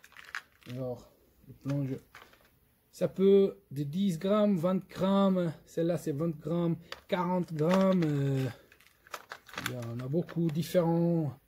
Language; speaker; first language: French; non-native, fluent; Portuguese